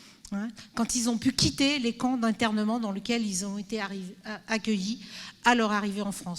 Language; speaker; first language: French; native; French